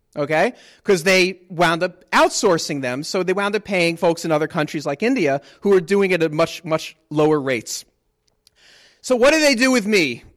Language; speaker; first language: English; native; English